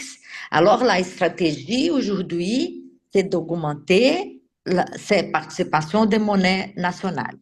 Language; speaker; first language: French; non-native, fluent; Portuguese